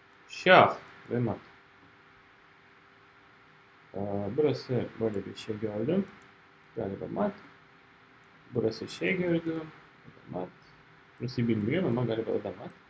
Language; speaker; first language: Turkish; non-native, fluent; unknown